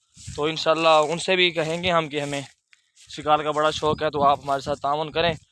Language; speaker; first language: Urdu; non-native, local second language; Saraiki